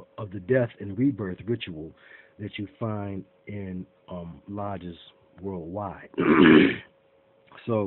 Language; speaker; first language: English; native; English